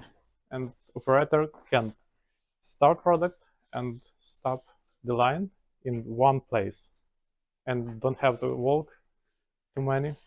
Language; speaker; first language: English; non-native, learner; Ukrainian